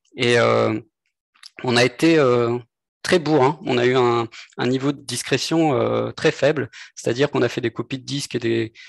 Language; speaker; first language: French; native; French